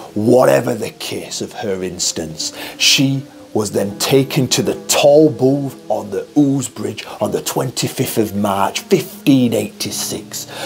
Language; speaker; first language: English; native; English